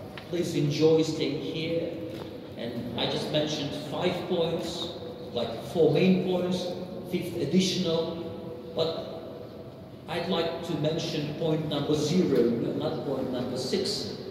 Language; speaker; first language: English; non-native, fluent; Russian